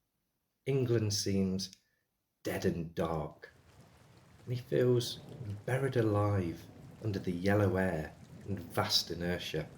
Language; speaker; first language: English; native; English